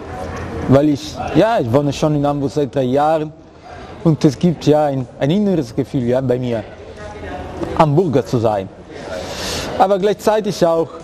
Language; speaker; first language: German; non-native, fluent; Italian